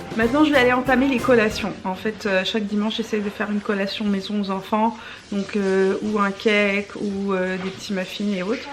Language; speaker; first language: French; native; French